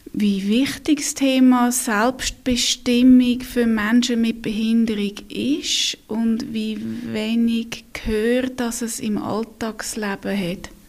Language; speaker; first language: German; native; German